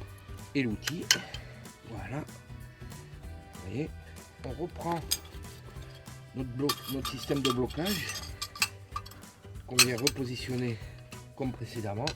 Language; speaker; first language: French; native; French